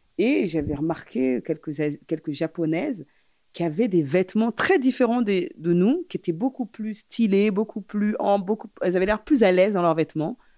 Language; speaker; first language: French; early bilingual, other home language; Fula